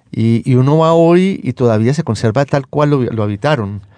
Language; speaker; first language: Spanish; native; Spanish